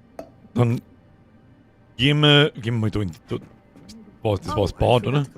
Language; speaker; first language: German; native; German